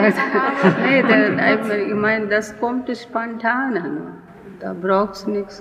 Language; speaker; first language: German; non-native, learner; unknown